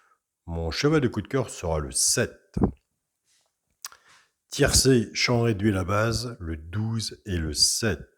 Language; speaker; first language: French; native; French